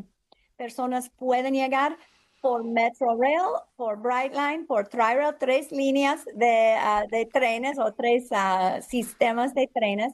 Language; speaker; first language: Spanish; non-native, learner; English